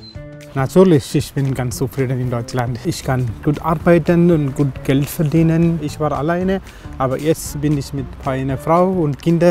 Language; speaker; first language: German; non-native, learner; Malayalam